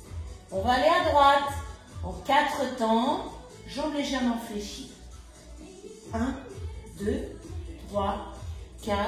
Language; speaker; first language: French; native; French